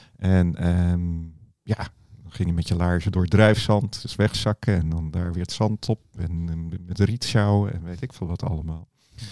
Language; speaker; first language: Dutch; native; Dutch